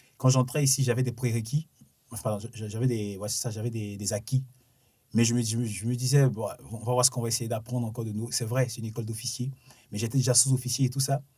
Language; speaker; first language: French; non-native, local second language; Sango